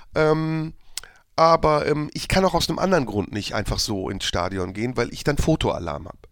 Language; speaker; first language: German; native; German